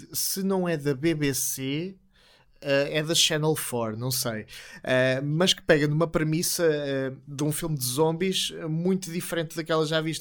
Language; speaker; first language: Portuguese; native; Portuguese